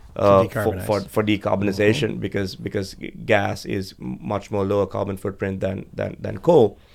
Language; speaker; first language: English; non-native, local second language; Sinhala